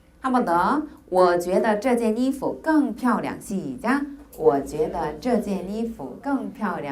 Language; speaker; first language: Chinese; non-native, fluent; Korean